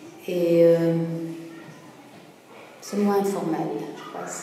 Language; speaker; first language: French; non-native, fluent; Swedish